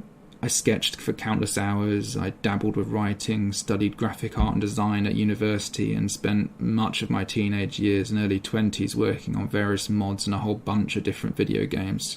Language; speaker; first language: English; native; English